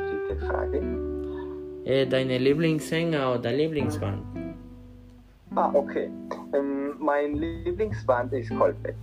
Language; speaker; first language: German; non-native, learner; Spanish